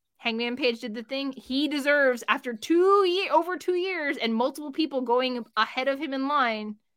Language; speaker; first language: English; native; English